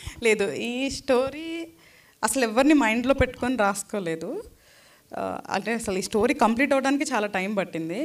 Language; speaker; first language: Telugu; native; Telugu